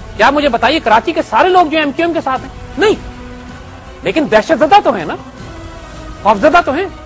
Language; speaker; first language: Urdu; native; Urdu